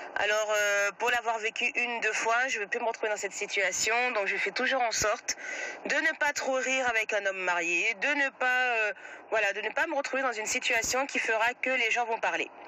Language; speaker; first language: French; native; French